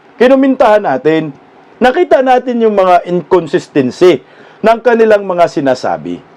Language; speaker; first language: Filipino; non-native, local second language; Cebuano